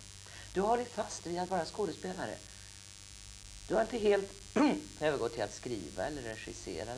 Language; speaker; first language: Swedish; native; Swedish